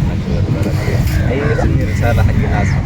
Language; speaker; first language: Arabic; non-native, learner; Urdu